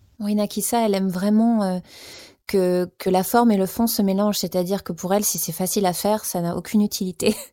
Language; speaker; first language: French; native; French